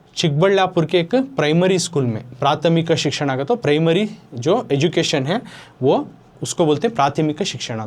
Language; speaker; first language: Hindi; non-native, local second language; Kannada